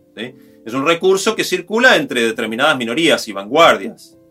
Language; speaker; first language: Spanish; native; Spanish